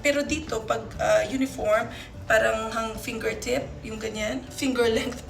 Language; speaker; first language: Filipino; non-native, local second language; Hiligaynon